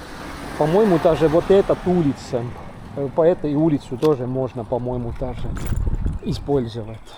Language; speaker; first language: Russian; non-native, local second language; Estonian